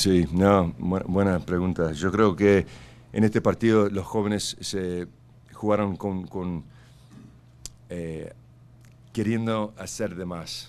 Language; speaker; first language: Spanish; early bilingual, heritage; Spanish